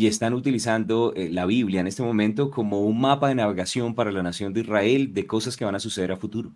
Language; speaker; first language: Spanish; native; Spanish